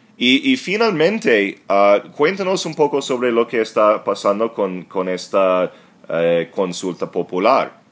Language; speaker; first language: Spanish; non-native, fluent; English